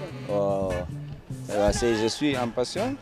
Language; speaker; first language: French; non-native, learner; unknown